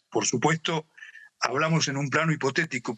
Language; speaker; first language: Spanish; native; Spanish